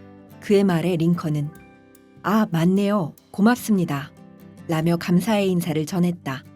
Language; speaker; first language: Korean; native; Korean